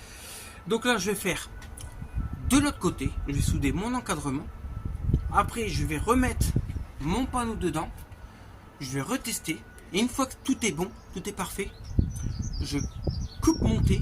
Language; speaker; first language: French; native; French